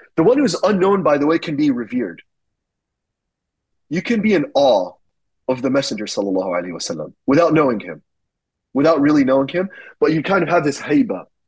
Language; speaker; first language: English; native; English